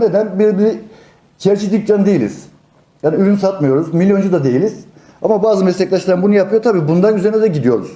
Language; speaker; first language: Turkish; native; Turkish